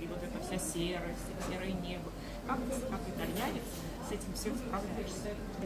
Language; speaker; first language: Russian; native; Russian